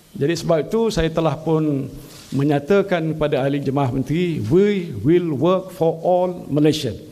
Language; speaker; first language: Malay; native; Malay